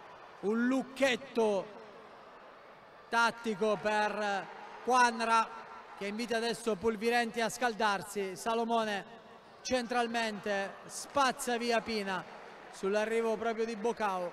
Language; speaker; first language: Italian; native; Italian